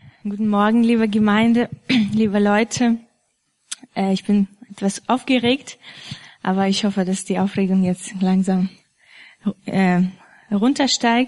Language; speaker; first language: German; non-native, fluent; Russian